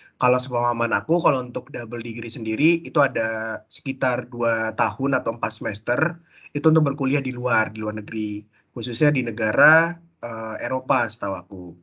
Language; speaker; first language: Indonesian; native; Indonesian